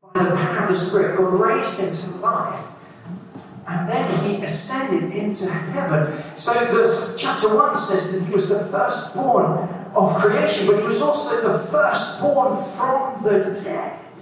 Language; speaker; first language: English; native; English